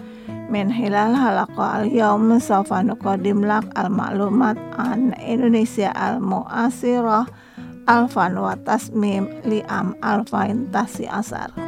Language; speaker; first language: Arabic; non-native, fluent; Indonesian